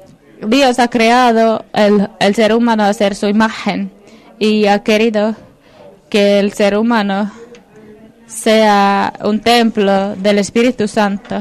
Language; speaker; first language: Spanish; non-native, fluent; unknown